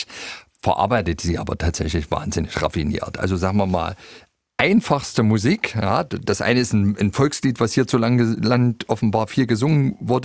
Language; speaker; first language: German; native; German